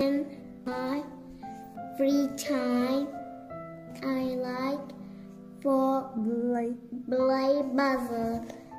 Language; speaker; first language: English; non-native, learner; Arabic